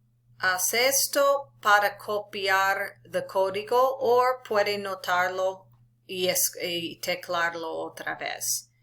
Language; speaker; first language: Spanish; non-native, local second language; English